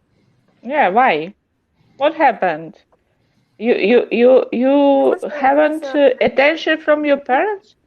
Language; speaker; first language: English; non-native, learner; Russian